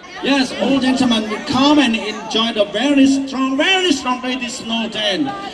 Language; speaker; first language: English; non-native, learner; Vietnamese